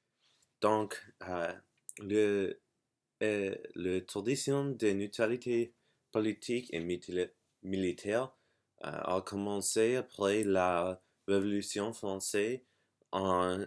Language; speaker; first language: French; non-native, learner; English